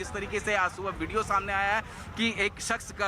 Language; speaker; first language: Hindi; native; Hindi